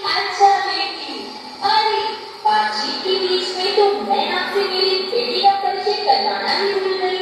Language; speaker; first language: Hindi; native; Hindi